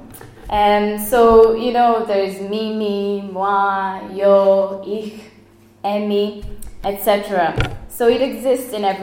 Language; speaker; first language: English; non-native, local second language; Swahili